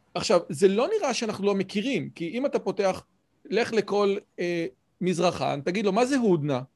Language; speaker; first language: Hebrew; native; Hebrew